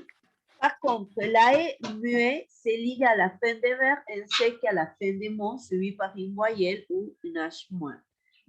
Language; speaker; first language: French; non-native, fluent; Spanish